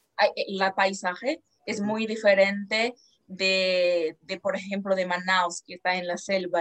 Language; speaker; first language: Spanish; non-native, fluent; Portuguese